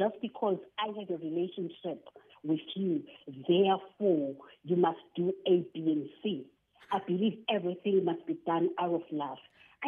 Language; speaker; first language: English; non-native, local second language; Zulu